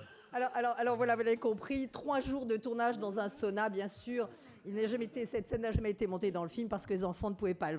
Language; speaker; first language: French; native; French